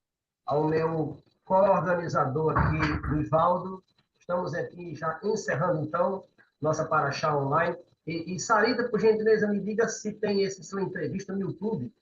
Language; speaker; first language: Portuguese; native; Portuguese